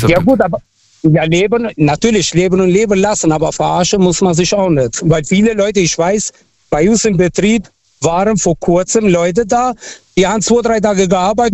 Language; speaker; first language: German; non-native, fluent; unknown